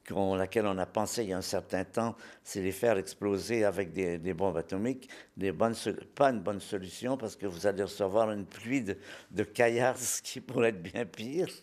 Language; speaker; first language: French; native; French